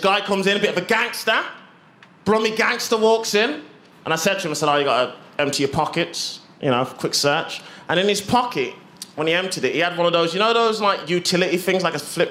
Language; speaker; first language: English; native; English